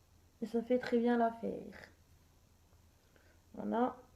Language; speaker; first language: French; native; French